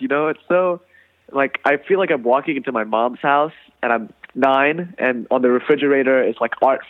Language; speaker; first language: English; non-native, local second language; Tamil